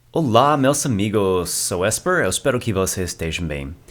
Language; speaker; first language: Portuguese; non-native, fluent; English